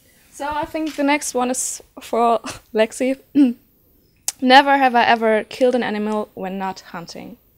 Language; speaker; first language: English; non-native, fluent; German